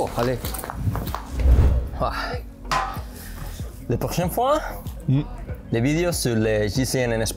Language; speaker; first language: French; non-native, learner; Spanish